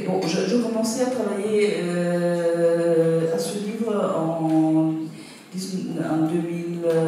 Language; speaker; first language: French; non-native, fluent; Italian